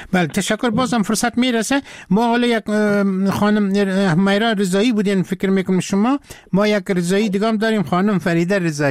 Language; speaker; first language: Persian; native; Persian